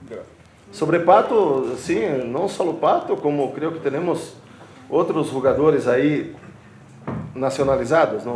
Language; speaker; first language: Spanish; non-native, fluent; Portuguese